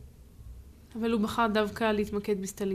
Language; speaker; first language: Hebrew; native; Hebrew